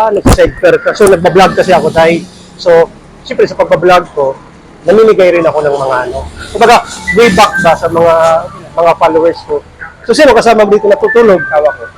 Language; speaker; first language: Filipino; non-native, local second language; Cebuano